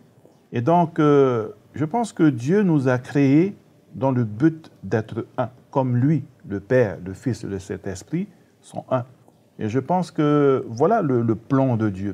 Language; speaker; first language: French; native; French